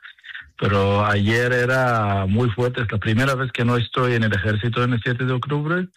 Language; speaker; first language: Spanish; early bilingual, heritage; Spanish